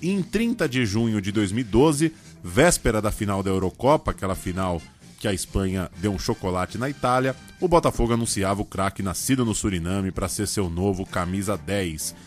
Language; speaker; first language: Portuguese; native; Portuguese